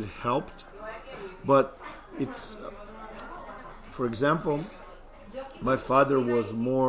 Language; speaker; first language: English; non-native, fluent; Serbian